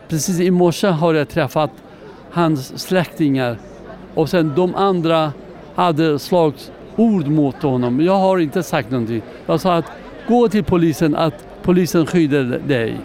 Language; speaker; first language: Swedish; non-native, learner; Persian